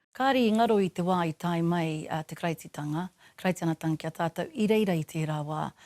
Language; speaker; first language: Māori; native; Māori